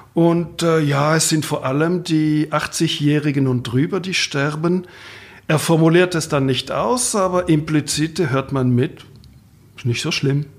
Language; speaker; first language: German; non-native, fluent; French